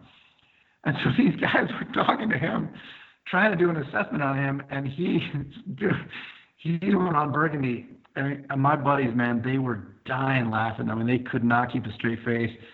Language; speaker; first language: English; native; English